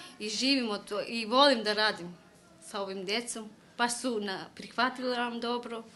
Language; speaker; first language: Serbian; non-native, local second language; Turkish